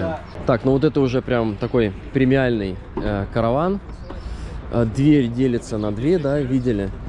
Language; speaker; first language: Russian; native; Russian